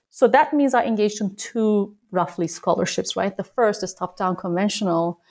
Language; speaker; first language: English; non-native, fluent; Turkish